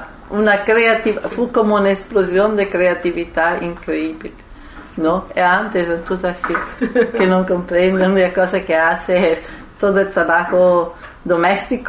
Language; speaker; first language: Spanish; non-native, fluent; Italian